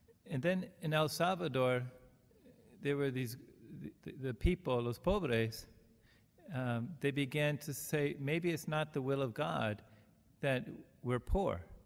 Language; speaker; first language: English; native; English